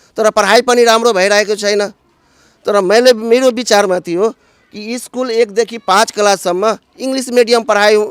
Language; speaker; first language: Nepali; non-native, local second language; Maithili